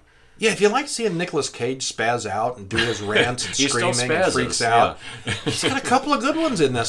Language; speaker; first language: English; native; English